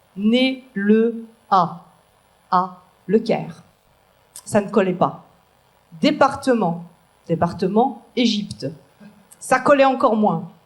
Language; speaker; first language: French; native; French